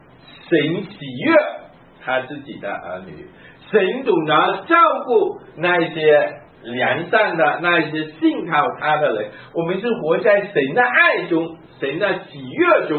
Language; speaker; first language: Chinese; native; Chinese